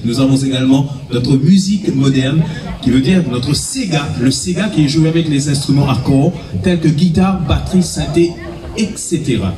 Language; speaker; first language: French; non-native, local second language; Morisyen